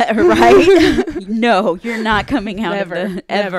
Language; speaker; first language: English; native; English